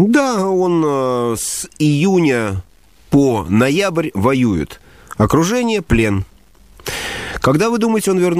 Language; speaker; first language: Russian; native; Russian